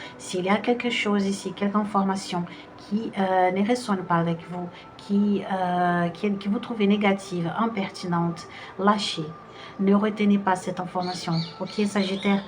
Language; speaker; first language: French; non-native, fluent; Portuguese